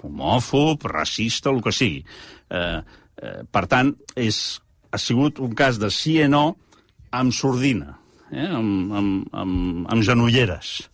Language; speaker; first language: Catalan; early bilingual, heritage; Catalan